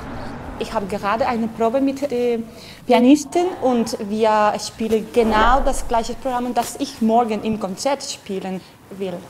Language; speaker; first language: German; non-native, fluent; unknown